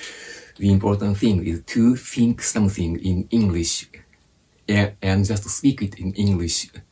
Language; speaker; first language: English; non-native, fluent; Japanese